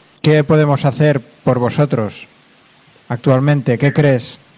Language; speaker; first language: Spanish; non-native, local second language; Catalan